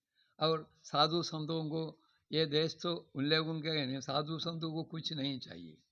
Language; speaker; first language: Hindi; non-native, local second language; Malayalam